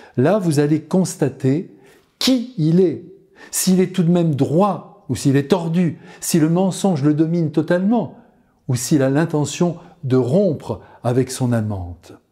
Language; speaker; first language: French; native; French